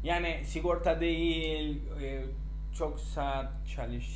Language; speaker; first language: Turkish; non-native, learner; Spanish